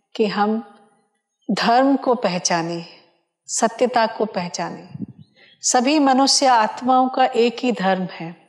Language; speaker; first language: Hindi; non-native, local second language; Odia